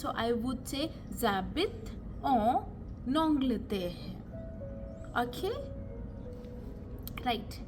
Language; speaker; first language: French; non-native, fluent; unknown